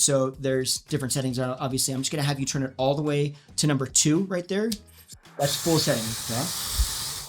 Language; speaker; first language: English; native; English